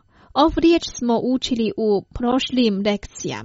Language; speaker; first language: Croatian; non-native, fluent; Chinese